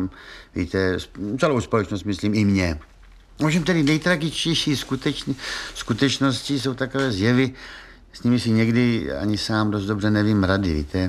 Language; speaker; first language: Czech; native; Czech